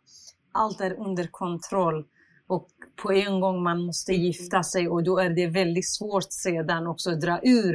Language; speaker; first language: Swedish; non-native, fluent; Central Kurdish